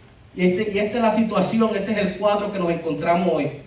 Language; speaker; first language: Spanish; native; Spanish